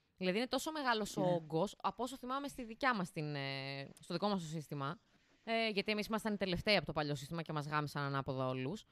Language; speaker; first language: Greek; native; Greek